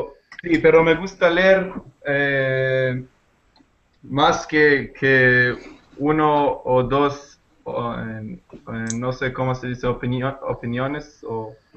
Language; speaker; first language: Spanish; non-native, learner; Hebrew